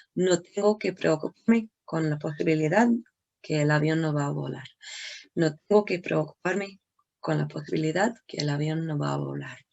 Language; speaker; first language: Spanish; non-native, learner; English